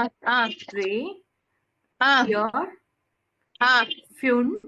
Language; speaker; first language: German; non-native, learner; Tamil